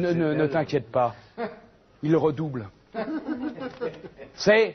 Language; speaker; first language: French; native; French